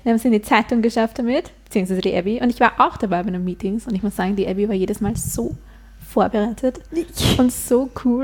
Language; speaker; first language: German; native; German